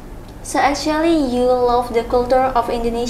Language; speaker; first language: English; non-native, local second language; Indonesian